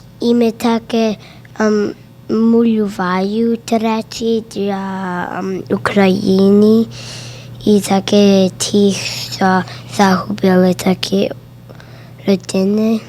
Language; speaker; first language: Ukrainian; early bilingual, heritage; Ukrainian